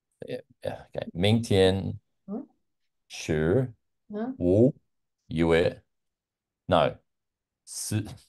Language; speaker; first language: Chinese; non-native, learner; English